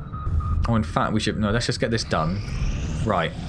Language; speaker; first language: English; native; English